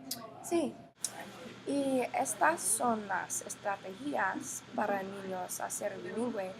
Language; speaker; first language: Spanish; non-native, learner; English